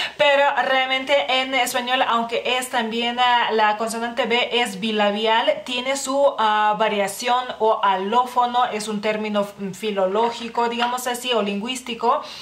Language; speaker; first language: Spanish; non-native, fluent; Lithuanian